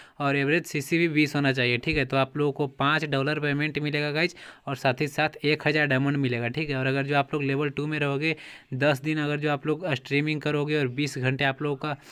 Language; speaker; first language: Hindi; native; Hindi